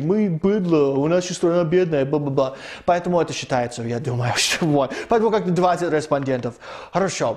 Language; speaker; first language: Russian; non-native, fluent; English